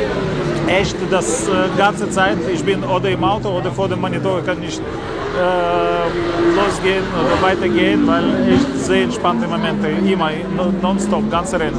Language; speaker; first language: German; non-native, learner; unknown